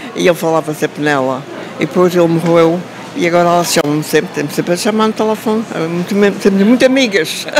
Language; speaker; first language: Portuguese; early bilingual, heritage; English